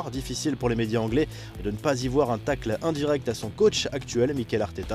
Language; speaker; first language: French; native; French